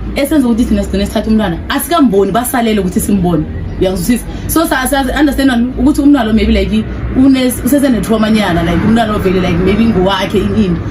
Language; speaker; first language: Zulu; non-native, local second language; South Ndebele